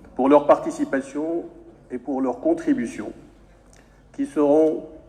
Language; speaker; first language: French; non-native, local second language; Arabic